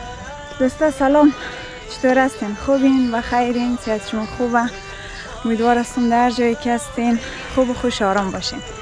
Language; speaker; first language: Persian; native; Persian